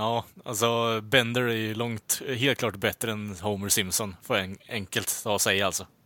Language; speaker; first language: Swedish; native; Swedish